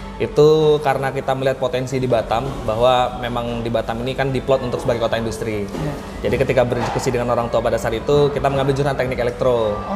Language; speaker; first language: Indonesian; native; Indonesian